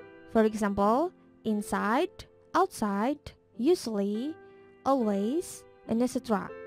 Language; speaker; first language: English; non-native, fluent; Indonesian